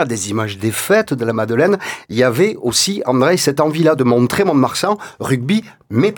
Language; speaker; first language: French; native; French